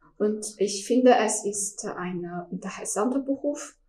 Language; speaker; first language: German; non-native, learner; Chinese